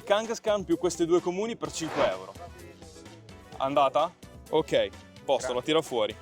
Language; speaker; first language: Italian; native; Italian